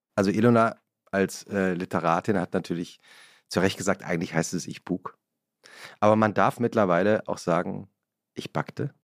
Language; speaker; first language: German; native; German